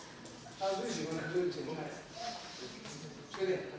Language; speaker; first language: Chinese; non-native, fluent; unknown